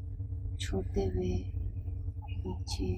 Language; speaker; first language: Hindi; native; Hindi